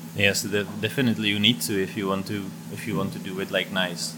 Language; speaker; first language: English; non-native, fluent; Czech